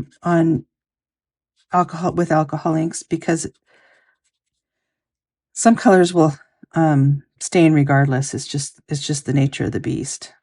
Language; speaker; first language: English; native; English